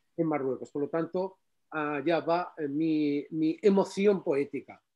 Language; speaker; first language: Spanish; non-native, fluent; Arabic